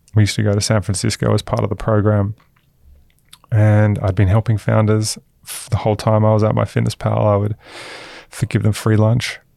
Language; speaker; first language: English; native; English